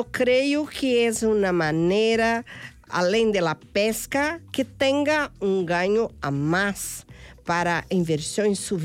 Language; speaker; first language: Spanish; non-native, fluent; Portuguese